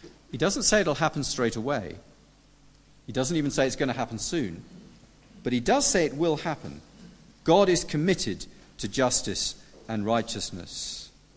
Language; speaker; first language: English; native; English